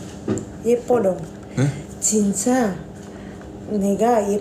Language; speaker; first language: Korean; non-native, learner; Indonesian